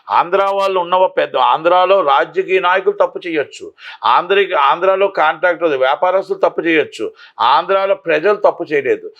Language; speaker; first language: Telugu; native; Telugu